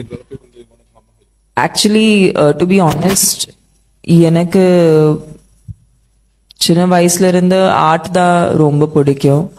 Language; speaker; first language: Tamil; non-native, fluent; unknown